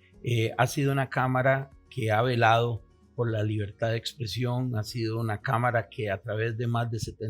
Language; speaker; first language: Spanish; native; Spanish